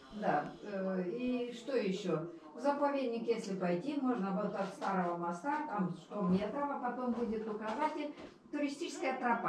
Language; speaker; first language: Russian; non-native, local second language; Romanian